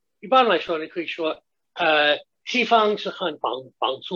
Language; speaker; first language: Chinese; non-native, fluent; English